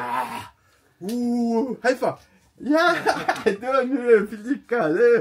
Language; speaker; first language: Swedish; non-native, learner; Mongolian